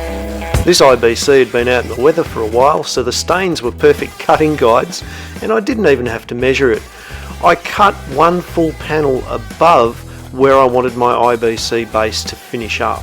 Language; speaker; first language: English; native; English